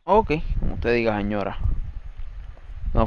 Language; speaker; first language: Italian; non-native, learner; Spanish